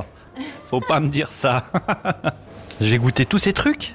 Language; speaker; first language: French; native; French